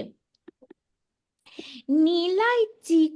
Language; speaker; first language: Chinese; non-native, learner; Hindi